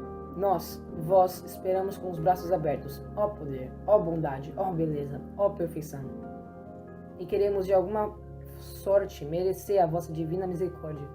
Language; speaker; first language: Portuguese; native; Portuguese